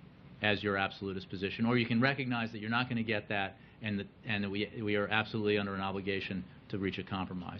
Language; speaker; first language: English; native; English